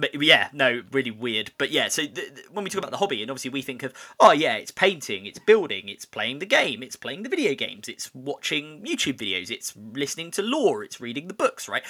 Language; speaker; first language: English; native; English